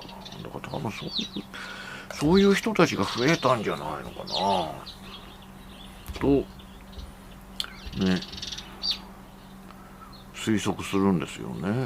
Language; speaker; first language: Japanese; native; Japanese